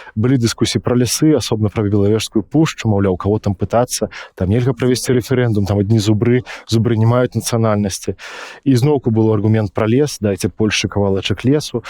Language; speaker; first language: Belarusian; non-native, local second language; Russian